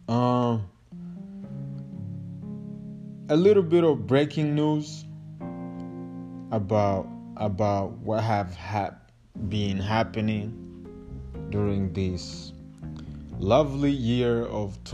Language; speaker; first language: English; non-native, local second language; Kinyarwanda